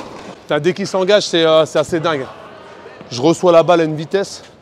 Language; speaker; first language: French; native; French